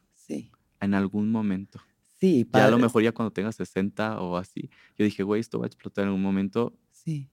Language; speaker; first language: Spanish; native; Spanish